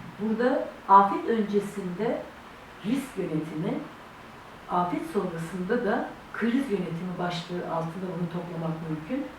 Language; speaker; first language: Turkish; native; Turkish